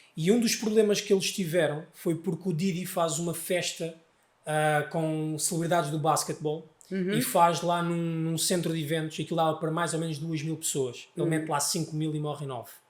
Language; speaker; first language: Portuguese; native; Portuguese